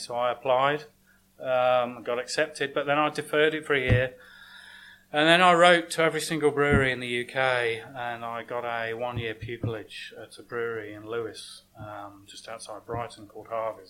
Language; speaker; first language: English; native; English